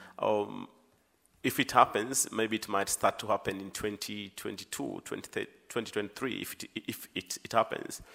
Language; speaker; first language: English; non-native, local second language; Swahili